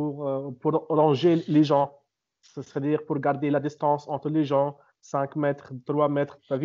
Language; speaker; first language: French; non-native, local second language; Arabic